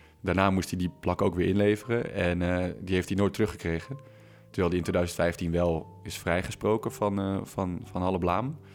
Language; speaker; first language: Dutch; native; Dutch